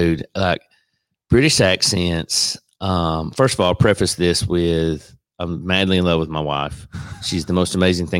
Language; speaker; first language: English; native; English